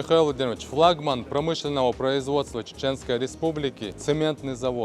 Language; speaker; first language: Russian; non-native, local second language; Chechen